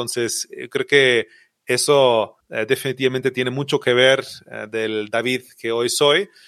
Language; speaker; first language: Spanish; non-native, fluent; German